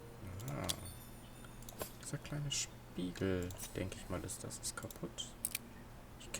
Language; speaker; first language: German; native; German